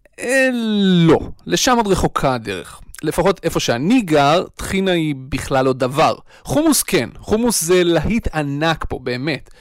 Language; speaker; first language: Hebrew; native; Hebrew